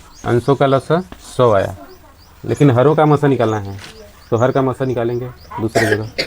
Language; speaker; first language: Hindi; native; Hindi